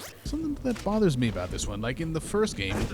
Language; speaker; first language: English; native; English